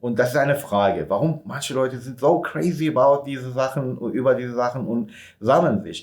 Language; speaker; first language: German; non-native, fluent; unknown